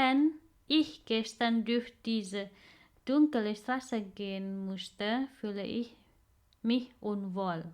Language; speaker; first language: German; non-native, fluent; Indonesian